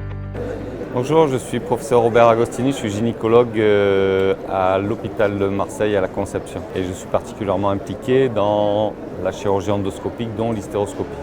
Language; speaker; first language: French; native; French